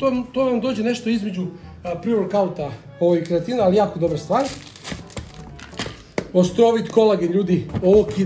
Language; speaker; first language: Croatian; native; Croatian